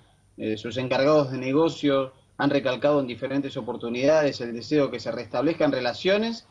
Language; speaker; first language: Spanish; native; Spanish